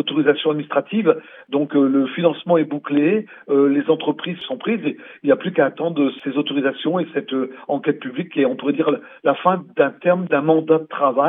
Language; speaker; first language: French; native; French